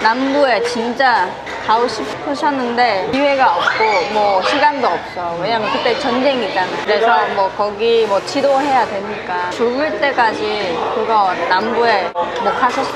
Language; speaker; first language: Korean; non-native, learner; Vietnamese